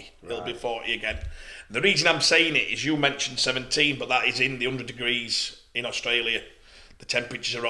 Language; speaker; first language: English; native; English